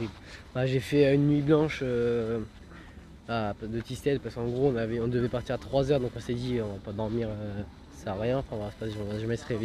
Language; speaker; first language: French; native; French